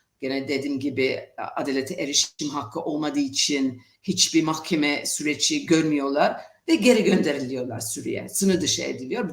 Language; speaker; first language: Turkish; non-native, fluent; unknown